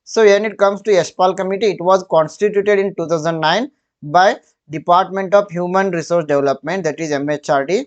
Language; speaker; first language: English; non-native, local second language; Kannada